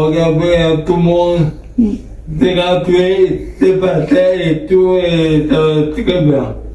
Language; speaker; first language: French; non-native, learner; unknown